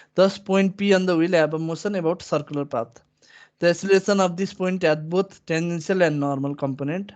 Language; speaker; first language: English; non-native, local second language; Nepali